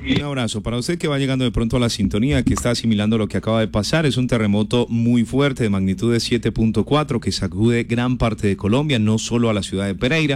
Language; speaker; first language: Spanish; native; Spanish